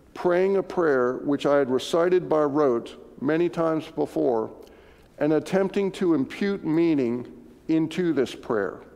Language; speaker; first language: English; native; English